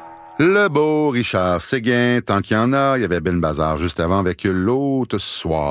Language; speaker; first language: French; native; French